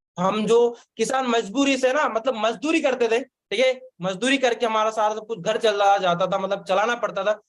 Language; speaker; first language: Hindi; non-native, local second language; Marathi